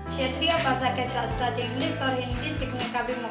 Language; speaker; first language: Hindi; non-native, local second language; Gujarati